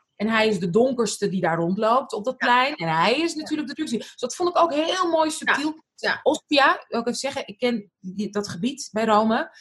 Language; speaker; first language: Dutch; early bilingual, other home language; Arabic